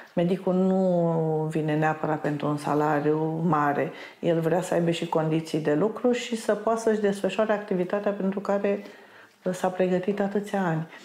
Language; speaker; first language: Romanian; native; Romanian